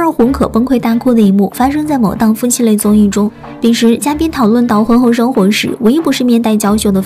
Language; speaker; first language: Chinese; native; Chinese